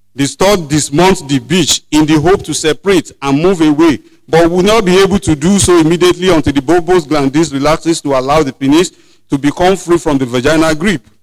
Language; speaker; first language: English; non-native, local second language; Yoruba